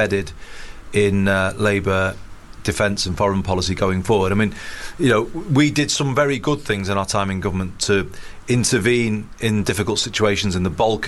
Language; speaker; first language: English; native; English